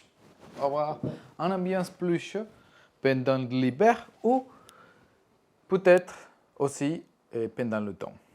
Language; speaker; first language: French; non-native, learner; Spanish